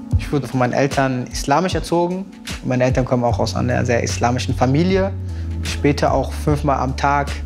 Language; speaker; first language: German; native; German